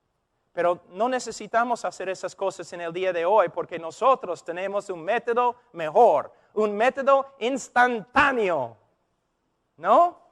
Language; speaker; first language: Spanish; non-native, fluent; English